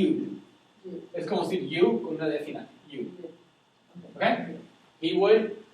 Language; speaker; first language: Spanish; non-native, fluent; English